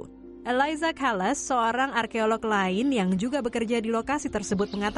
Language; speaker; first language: Indonesian; native; Indonesian